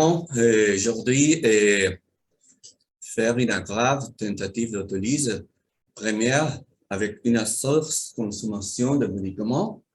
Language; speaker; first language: French; non-native, learner; Spanish